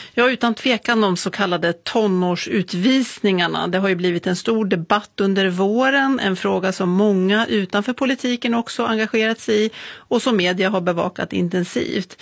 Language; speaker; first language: Swedish; native; Swedish